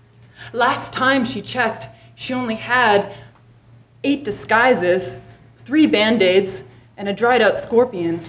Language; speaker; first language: English; native; English